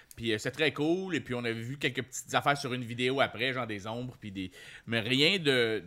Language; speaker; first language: French; native; French